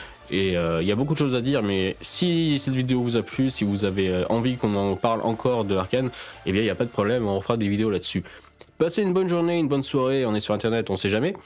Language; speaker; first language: French; native; French